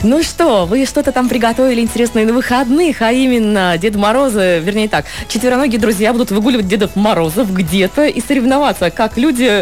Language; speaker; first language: Russian; native; Russian